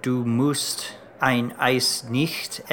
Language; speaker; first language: German; non-native, learner; English